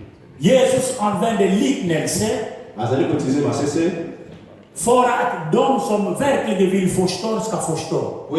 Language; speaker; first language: Swedish; non-native, fluent; Lingala